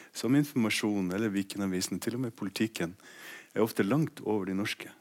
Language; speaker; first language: Norwegian; native; Norwegian